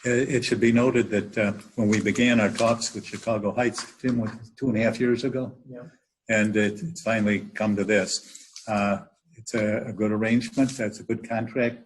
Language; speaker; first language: English; native; English